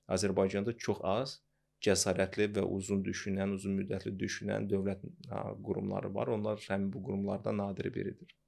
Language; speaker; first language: Azerbaijani; non-native, local second language; Russian